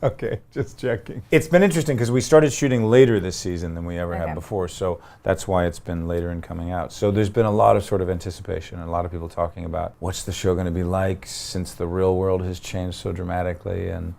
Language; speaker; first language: English; native; English